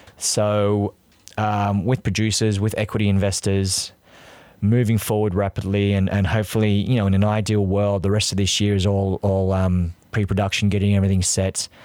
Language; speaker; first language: English; native; English